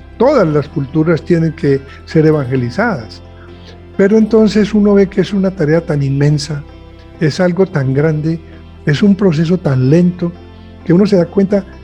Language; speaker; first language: Spanish; native; Spanish